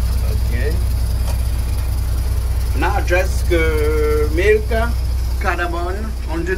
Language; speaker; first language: English; non-native, learner; French